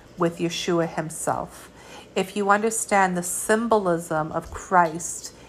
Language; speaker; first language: English; early bilingual, other home language; Georgian